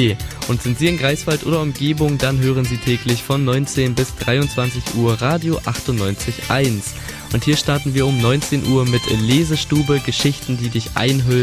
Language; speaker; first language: German; native; German